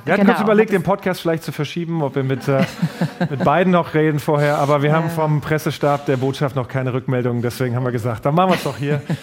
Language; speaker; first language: German; native; German